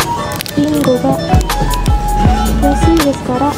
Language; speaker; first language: Japanese; non-native, learner; Indonesian